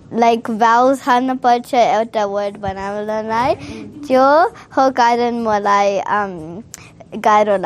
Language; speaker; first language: Nepali; early bilingual, heritage; Nepali